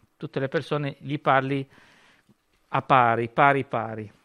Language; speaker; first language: Italian; non-native, fluent; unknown